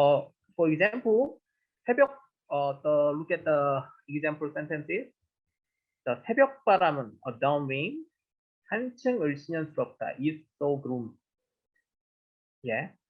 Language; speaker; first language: English; non-native, learner; Korean